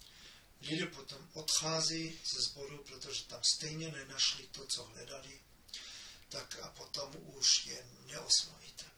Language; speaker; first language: Czech; non-native, fluent; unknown